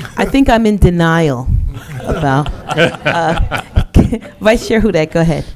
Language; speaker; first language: English; native; English